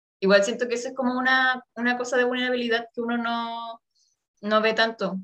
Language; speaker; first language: Spanish; native; Spanish